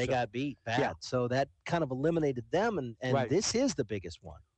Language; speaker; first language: English; native; English